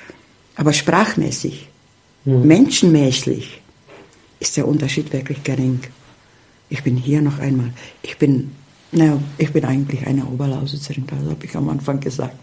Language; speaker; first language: German; early bilingual, heritage; German